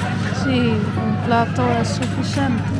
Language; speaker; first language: Spanish; non-native, fluent; Dutch